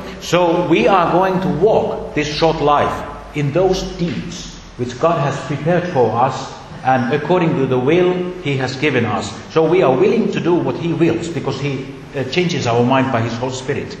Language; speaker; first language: English; non-native, fluent; Finnish